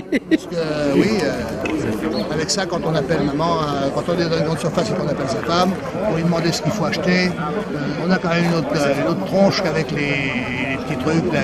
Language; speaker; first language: French; native; French